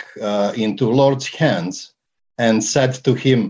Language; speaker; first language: English; non-native, fluent; Serbian